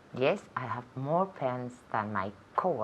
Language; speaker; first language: English; non-native, learner; Spanish